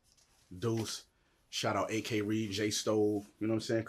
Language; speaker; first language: English; native; English